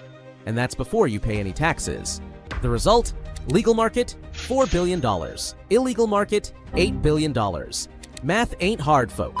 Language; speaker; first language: English; native; English